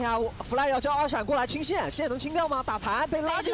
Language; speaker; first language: Chinese; native; Chinese